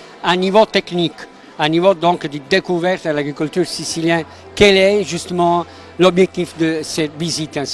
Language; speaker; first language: French; non-native, fluent; Italian